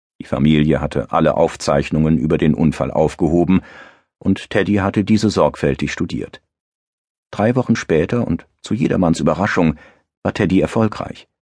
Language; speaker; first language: German; native; German